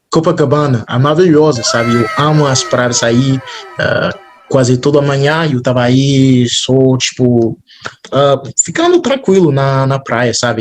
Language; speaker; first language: Portuguese; non-native, fluent; English